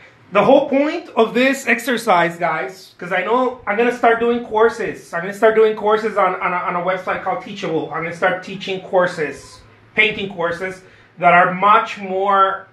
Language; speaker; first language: English; non-native, fluent; Spanish